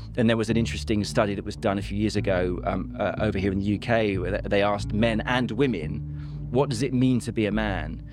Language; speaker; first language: English; non-native, fluent; Spanish